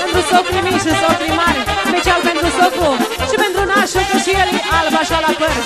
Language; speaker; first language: Romanian; native; Romanian